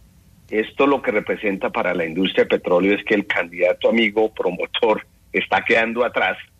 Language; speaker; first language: Spanish; native; Spanish